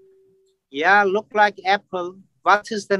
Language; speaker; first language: English; non-native, learner; Turkish